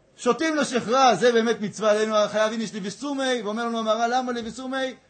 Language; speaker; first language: Hebrew; native; Hebrew